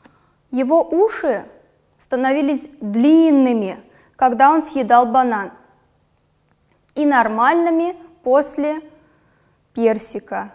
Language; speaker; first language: Russian; non-native, local second language; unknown